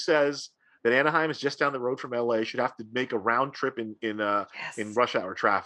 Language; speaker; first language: English; native; English